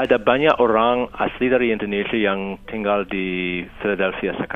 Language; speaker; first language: Indonesian; non-native, fluent; English